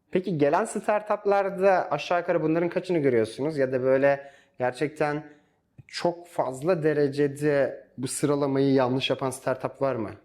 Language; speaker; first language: Turkish; native; Turkish